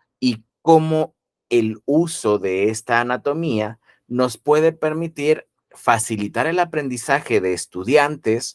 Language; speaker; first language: Spanish; native; Spanish